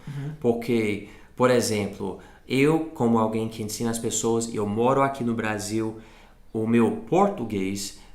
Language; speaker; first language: Portuguese; non-native, fluent; English